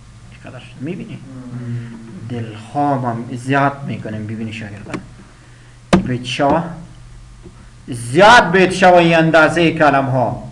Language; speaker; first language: Persian; non-native, local second language; Pashto